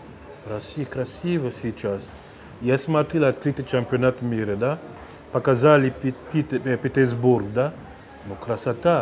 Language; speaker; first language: Russian; non-native, fluent; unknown